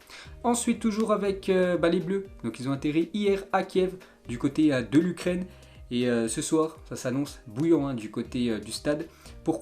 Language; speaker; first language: French; native; French